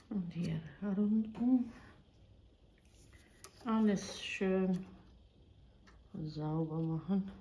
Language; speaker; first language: German; non-native, fluent; Croatian